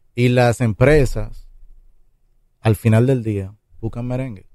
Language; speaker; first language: Spanish; native; Spanish